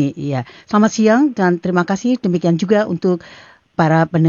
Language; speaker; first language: Indonesian; native; Indonesian